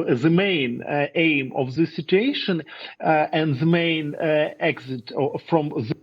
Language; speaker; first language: English; non-native, learner; Ukrainian